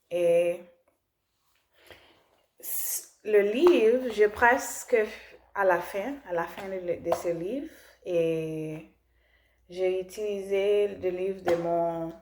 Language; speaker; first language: French; non-native, learner; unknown